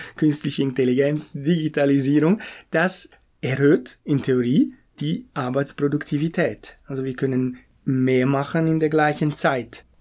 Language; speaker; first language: German; native; German